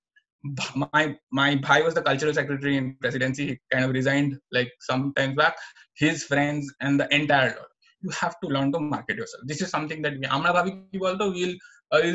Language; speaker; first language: English; non-native, local second language; Bangla